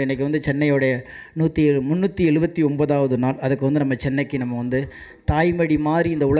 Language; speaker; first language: Tamil; native; Tamil